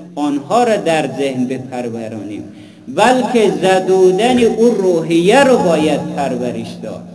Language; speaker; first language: Persian; native; Persian